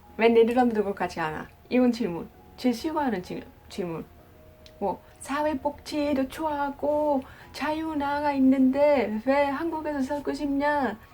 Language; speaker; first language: Korean; non-native, learner; Dutch